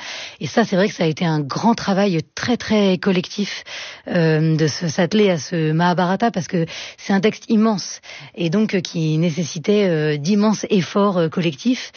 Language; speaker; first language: French; native; French